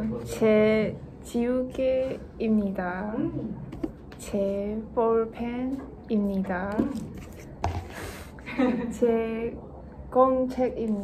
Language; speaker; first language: Korean; non-native, learner; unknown